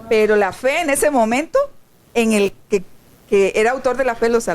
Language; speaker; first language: Spanish; native; Spanish